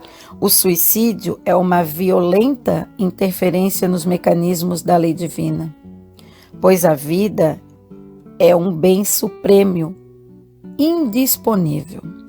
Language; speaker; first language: Portuguese; native; Portuguese